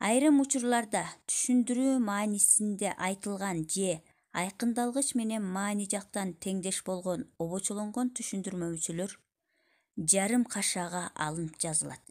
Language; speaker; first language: Kyrgyz; native; Kyrgyz